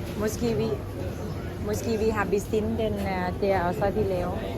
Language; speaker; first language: Danish; non-native, learner; Thai